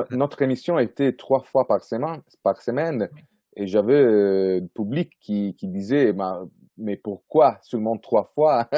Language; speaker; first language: French; non-native, fluent; Italian